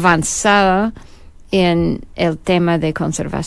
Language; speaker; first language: Spanish; non-native, fluent; English